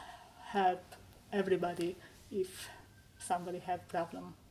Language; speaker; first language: English; non-native, learner; Hungarian